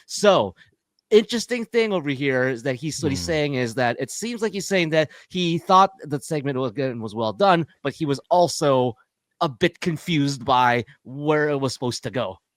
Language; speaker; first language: English; native; English